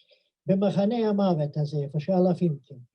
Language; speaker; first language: Hebrew; non-native, fluent; Yiddish